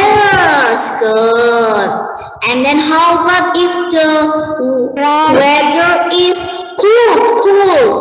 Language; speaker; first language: English; non-native, learner; Indonesian